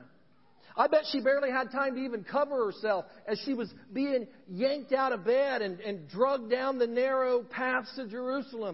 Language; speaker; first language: English; native; English